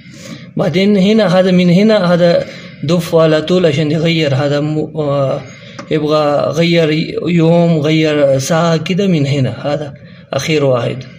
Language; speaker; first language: Arabic; non-native, learner; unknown